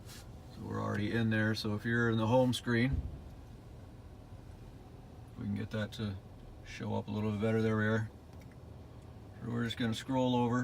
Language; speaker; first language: English; native; English